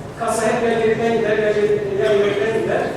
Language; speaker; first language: Turkish; native; Turkish